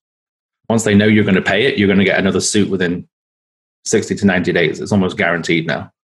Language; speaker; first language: English; native; English